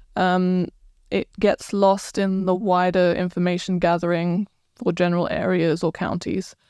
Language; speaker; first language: English; non-native, fluent; Croatian